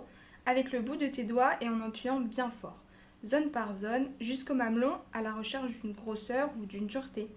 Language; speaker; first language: French; native; French